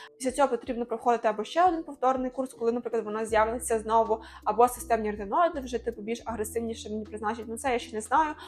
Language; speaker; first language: Ukrainian; non-native, local second language; Russian